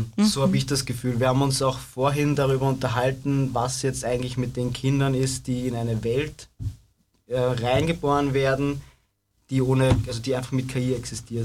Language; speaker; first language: German; native; German